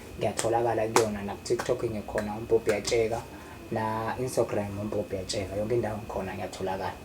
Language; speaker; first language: Zulu; native; Zulu